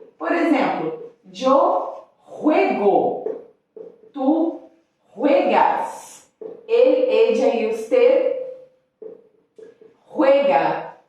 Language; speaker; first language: Spanish; non-native, fluent; Portuguese